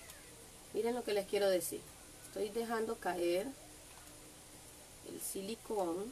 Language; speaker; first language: Spanish; native; Spanish